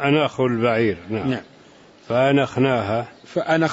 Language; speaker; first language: Arabic; native; Arabic